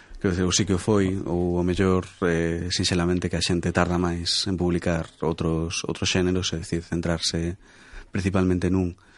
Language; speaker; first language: Galician; native; Galician